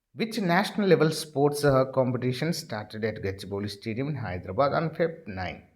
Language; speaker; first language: English; non-native, local second language; Telugu